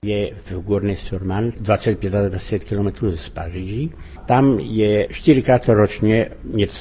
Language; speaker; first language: Czech; early bilingual, heritage; French